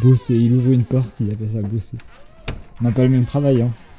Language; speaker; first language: French; native; French